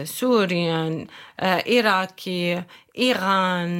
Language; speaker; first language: German; non-native, learner; Arabic